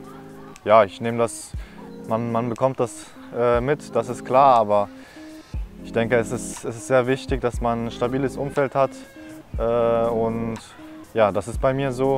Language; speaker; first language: German; non-native, fluent; Japanese